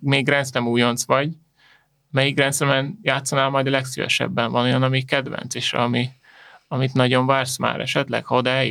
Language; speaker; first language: Hungarian; native; Hungarian